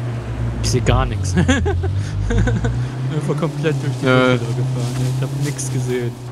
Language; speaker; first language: German; native; German